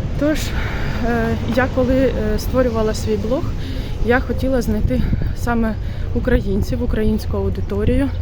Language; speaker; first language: Ukrainian; non-native, local second language; Russian